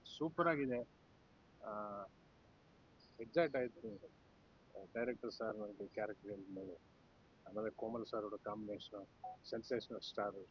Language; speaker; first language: Kannada; non-native, learner; Telugu